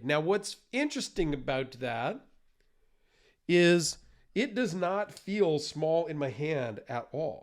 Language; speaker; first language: English; native; English